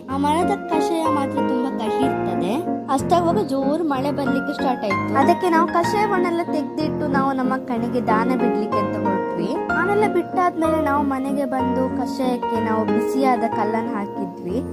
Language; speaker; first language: Kannada; non-native, local second language; Tulu